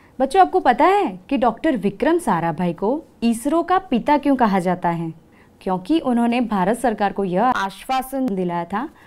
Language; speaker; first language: Hindi; non-native, local second language; Gujarati